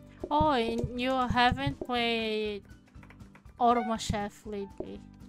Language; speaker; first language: English; non-native, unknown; Portuguese